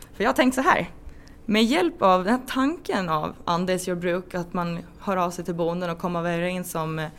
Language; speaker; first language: Swedish; native; Swedish